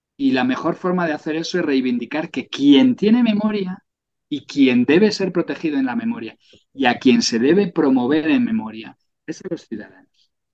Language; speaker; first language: Spanish; native; Spanish